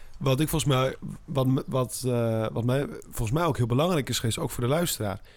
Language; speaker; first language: Dutch; native; Dutch